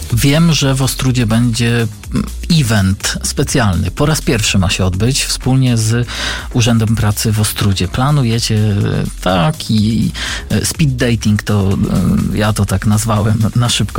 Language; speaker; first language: Polish; native; Polish